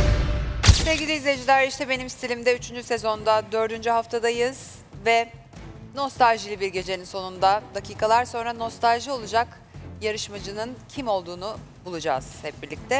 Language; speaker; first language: Turkish; native; Turkish